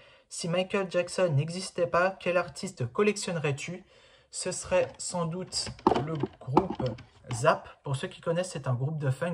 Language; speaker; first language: French; native; French